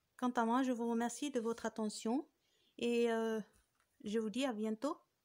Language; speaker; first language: French; non-native, local second language; Arabic